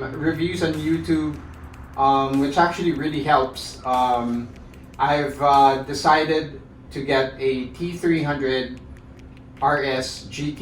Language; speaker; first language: English; non-native, local second language; Filipino